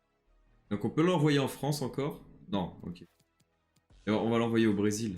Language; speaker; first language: French; native; French